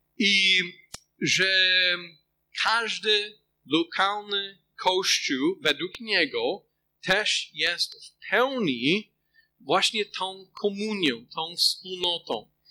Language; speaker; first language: Polish; non-native, fluent; English